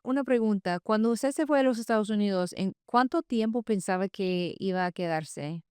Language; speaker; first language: Spanish; non-native, fluent; English